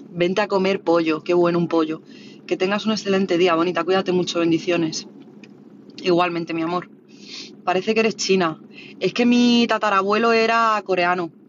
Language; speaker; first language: Spanish; native; Spanish